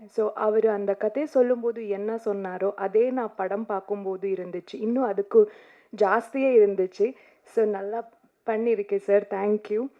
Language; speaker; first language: Tamil; non-native, learner; Kannada